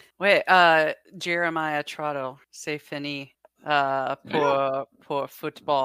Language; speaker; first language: French; non-native, learner; English